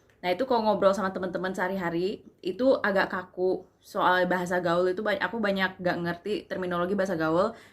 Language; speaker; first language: Indonesian; early bilingual, heritage; English